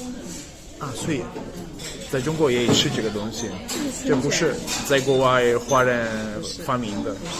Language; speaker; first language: Chinese; non-native, fluent; Italian